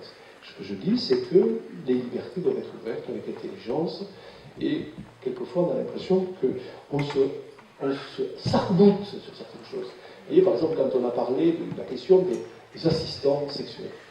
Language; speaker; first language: French; native; French